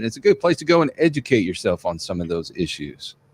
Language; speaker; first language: English; native; English